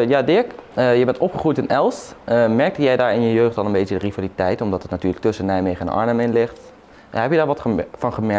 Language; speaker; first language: Dutch; native; Dutch